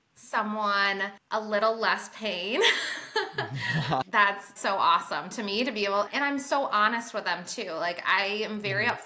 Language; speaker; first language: English; native; English